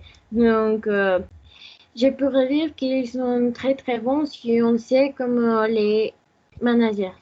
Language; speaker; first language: French; non-native, learner; Spanish